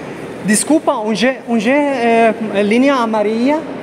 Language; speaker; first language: Portuguese; non-native, learner; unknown